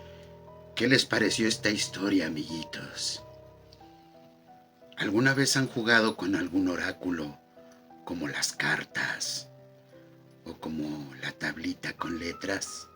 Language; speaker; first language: Spanish; native; Spanish